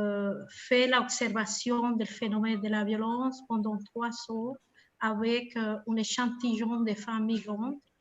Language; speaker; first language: French; non-native, fluent; Spanish